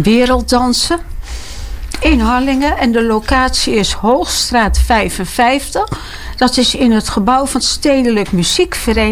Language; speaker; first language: Dutch; native; Dutch